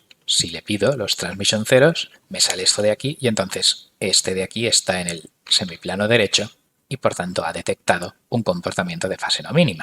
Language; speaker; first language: Spanish; native; Spanish